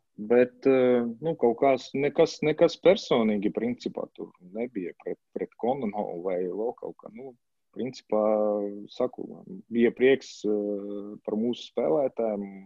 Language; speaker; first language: Latvian; non-native, local second language; Russian